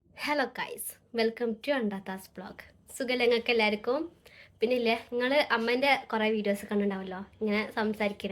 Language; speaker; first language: Malayalam; early bilingual, other home language; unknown